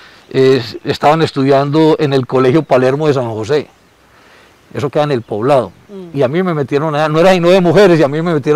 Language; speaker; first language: Spanish; native; Spanish